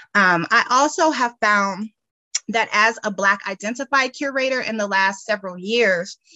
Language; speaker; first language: English; native; English